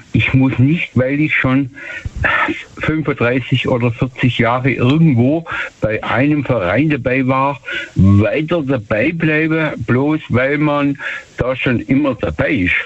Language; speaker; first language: German; native; German